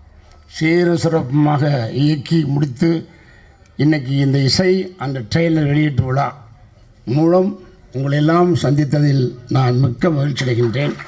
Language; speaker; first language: Tamil; native; Tamil